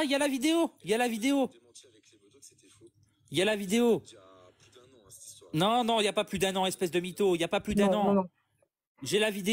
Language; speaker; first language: French; native; French